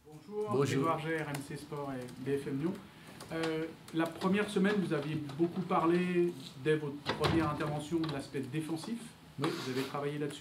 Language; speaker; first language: French; native; French